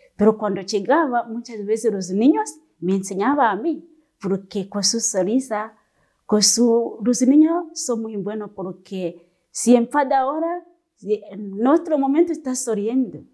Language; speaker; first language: Spanish; non-native, learner; Kinyarwanda